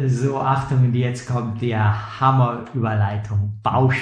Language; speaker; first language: German; native; German